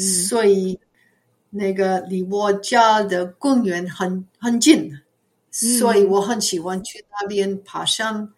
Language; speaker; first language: Chinese; non-native, fluent; English